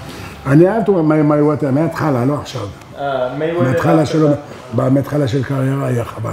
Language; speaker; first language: Hebrew; non-native, learner; French